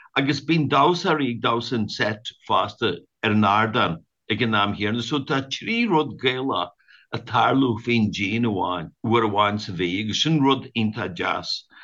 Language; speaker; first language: Irish; native; Irish